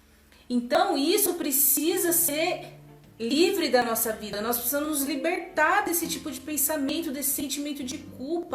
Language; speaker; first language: Portuguese; native; Portuguese